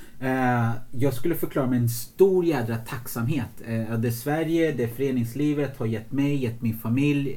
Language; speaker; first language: Swedish; early bilingual, other home language; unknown